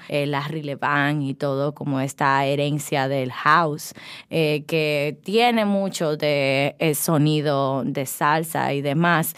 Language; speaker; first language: Spanish; native; Spanish